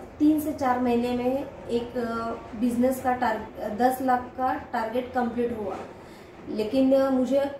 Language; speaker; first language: Hindi; non-native, local second language; Marathi